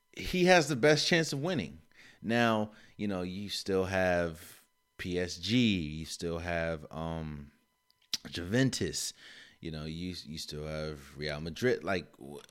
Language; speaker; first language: English; native; English